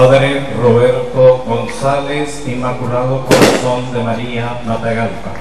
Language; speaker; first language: Spanish; native; Spanish